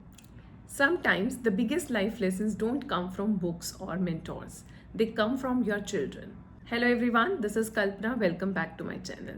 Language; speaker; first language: English; non-native, local second language; Hindi